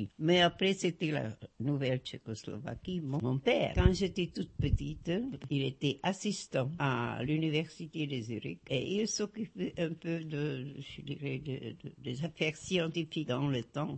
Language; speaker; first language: French; non-native, fluent; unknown